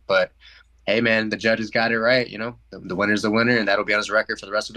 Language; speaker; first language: English; native; English